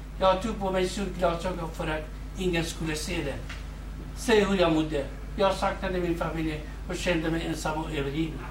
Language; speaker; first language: Swedish; non-native, fluent; Kurdish